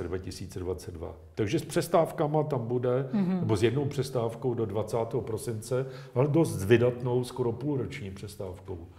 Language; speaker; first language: Czech; native; Czech